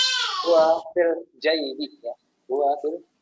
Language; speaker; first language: Arabic; non-native, fluent; Indonesian